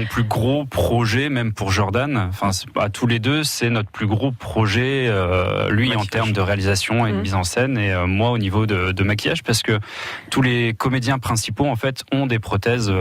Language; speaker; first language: French; native; French